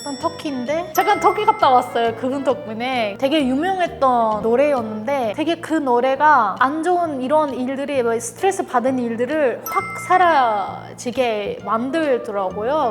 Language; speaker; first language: Korean; non-native, fluent; Turkish